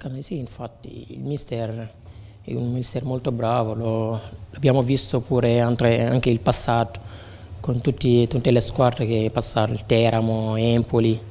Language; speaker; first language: Italian; non-native, fluent; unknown